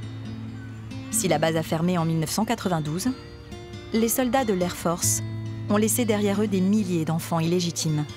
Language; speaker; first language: French; native; French